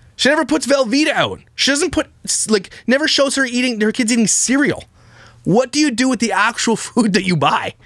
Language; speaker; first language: English; native; English